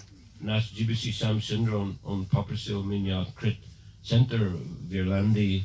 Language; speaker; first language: Russian; non-native, fluent; English